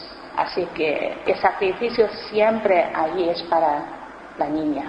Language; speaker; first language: Spanish; non-native, learner; Chinese